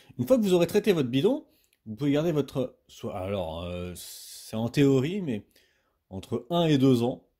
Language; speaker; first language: French; native; French